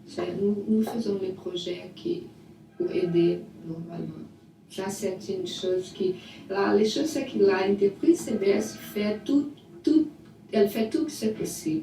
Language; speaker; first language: French; non-native, learner; Portuguese